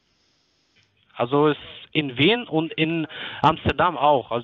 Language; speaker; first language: German; non-native, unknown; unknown